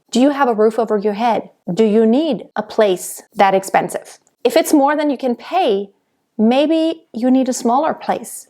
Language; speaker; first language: English; non-native, fluent; German